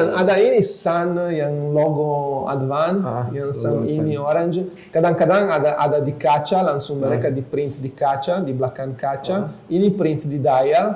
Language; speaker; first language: Indonesian; non-native, fluent; Italian